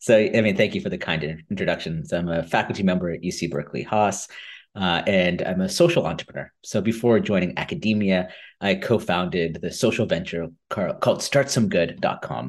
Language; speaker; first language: English; native; English